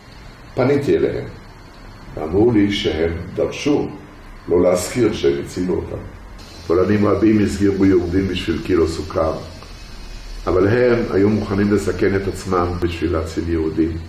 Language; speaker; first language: Hebrew; early bilingual, other home language; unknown